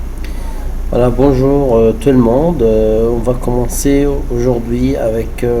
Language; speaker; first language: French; non-native, fluent; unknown